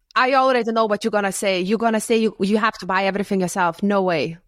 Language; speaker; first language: English; non-native, fluent; Lithuanian